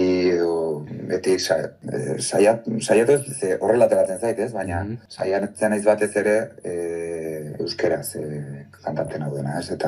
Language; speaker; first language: Basque; native; Basque